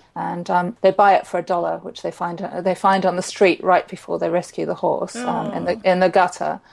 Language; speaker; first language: English; native; English